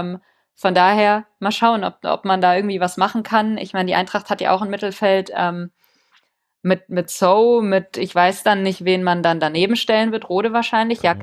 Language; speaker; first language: German; native; German